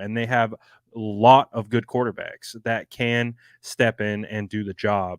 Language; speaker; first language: English; native; English